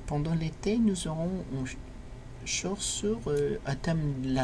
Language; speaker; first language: French; non-native, learner; English